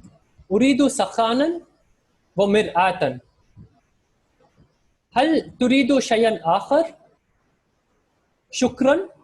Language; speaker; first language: Arabic; non-native, fluent; Hindi